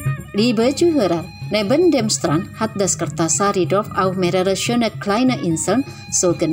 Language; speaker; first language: German; non-native, fluent; Indonesian